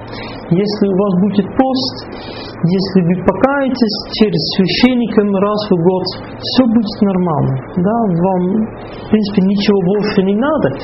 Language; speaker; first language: Russian; non-native, fluent; Dutch